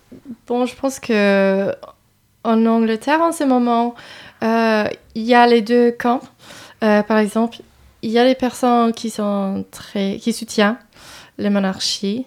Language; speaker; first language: French; non-native, fluent; English